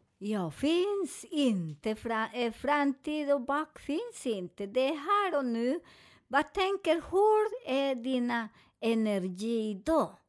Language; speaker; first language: Swedish; non-native, fluent; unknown